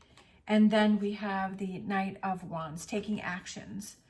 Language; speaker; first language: English; native; English